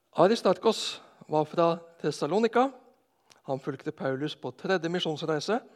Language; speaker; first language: Norwegian; native; Norwegian